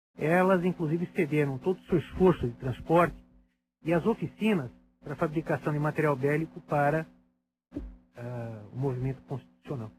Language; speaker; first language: Portuguese; native; Portuguese